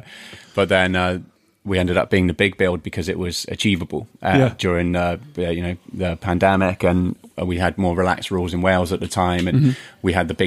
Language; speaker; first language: English; native; English